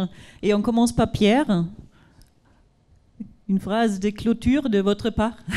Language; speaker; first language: French; non-native, fluent; German